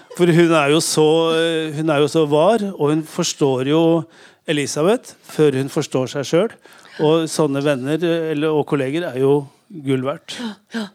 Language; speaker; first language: Norwegian; native; Norwegian